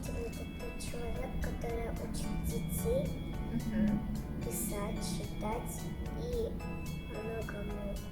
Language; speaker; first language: Russian; non-native, local second language; Kazakh